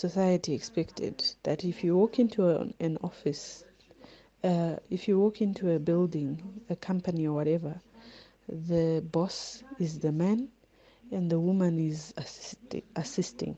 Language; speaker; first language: English; non-native, local second language; Shona